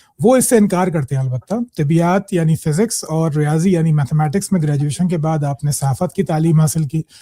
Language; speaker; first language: Urdu; native; Urdu